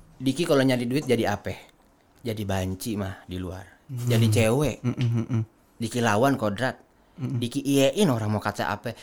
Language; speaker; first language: Indonesian; native; Indonesian